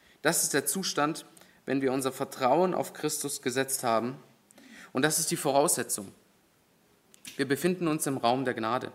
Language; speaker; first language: German; native; German